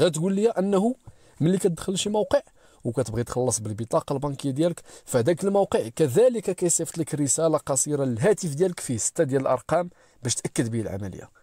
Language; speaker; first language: Arabic; native; Arabic